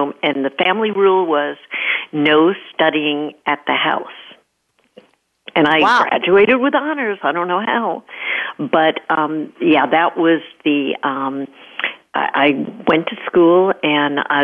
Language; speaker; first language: English; native; English